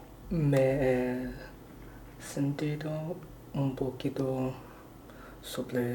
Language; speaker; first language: Spanish; non-native, learner; Chinese